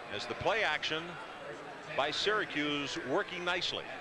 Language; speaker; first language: English; native; English